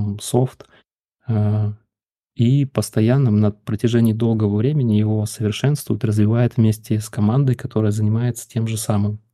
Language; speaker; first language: Russian; native; Russian